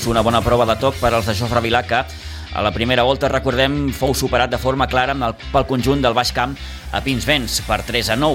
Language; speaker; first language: Catalan; native; Catalan